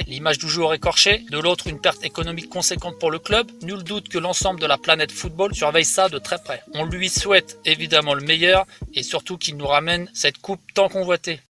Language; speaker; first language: French; native; French